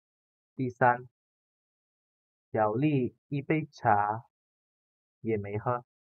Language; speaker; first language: Chinese; non-native, fluent; Indonesian